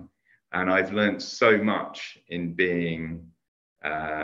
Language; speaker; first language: English; native; English